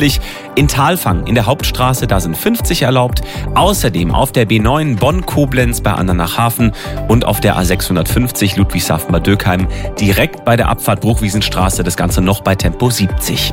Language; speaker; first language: German; native; German